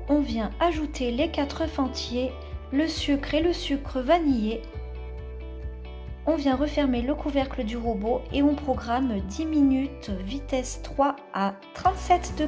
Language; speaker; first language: French; native; French